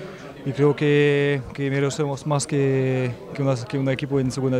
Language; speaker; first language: Spanish; non-native, fluent; French